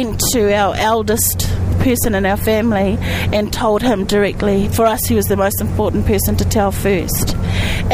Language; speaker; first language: English; native; English